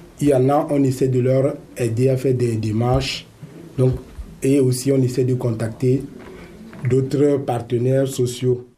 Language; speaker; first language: French; native; French